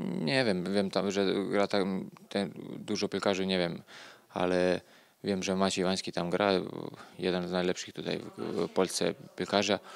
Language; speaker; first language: Polish; non-native, learner; Serbian